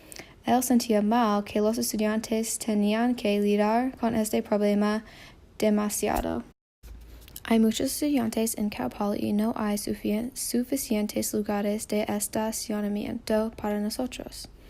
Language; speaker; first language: Spanish; non-native, learner; English